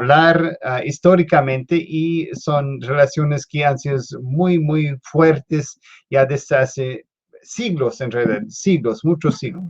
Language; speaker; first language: Spanish; non-native, fluent; English